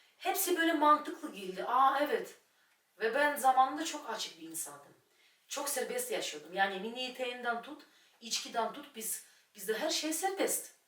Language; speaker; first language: Turkish; non-native, fluent; Russian